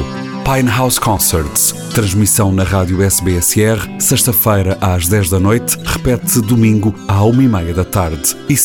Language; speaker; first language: Portuguese; native; Portuguese